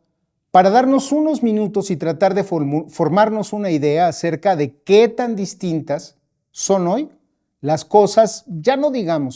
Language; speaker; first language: Spanish; native; Spanish